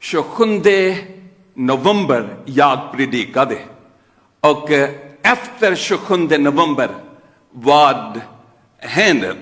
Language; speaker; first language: Swedish; non-native, fluent; Urdu